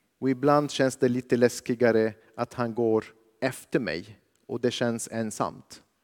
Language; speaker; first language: Swedish; non-native, fluent; Arabic